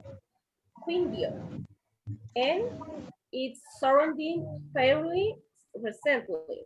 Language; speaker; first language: English; non-native, learner; Spanish